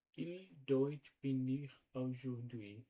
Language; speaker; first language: French; non-native, learner; Portuguese